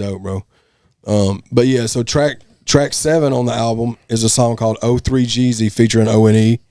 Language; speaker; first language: English; native; English